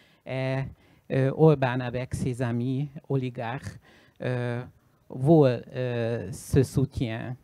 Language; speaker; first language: French; non-native, learner; Hungarian